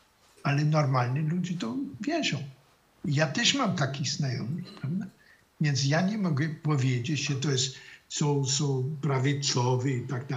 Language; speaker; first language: Polish; non-native, fluent; German